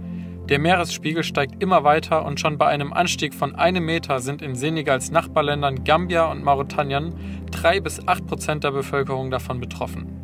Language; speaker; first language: German; native; German